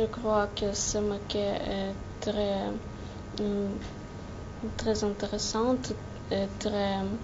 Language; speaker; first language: French; non-native, learner; Russian